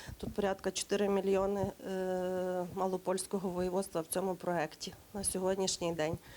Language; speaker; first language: Ukrainian; native; Ukrainian